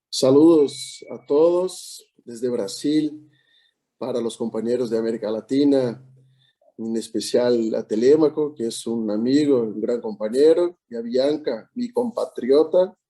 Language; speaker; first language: Spanish; non-native, fluent; Portuguese